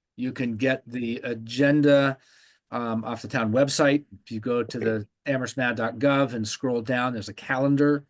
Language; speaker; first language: English; native; English